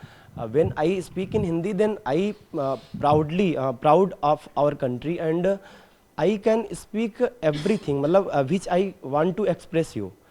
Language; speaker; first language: English; non-native, learner; Hindi